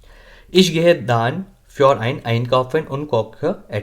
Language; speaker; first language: German; non-native, learner; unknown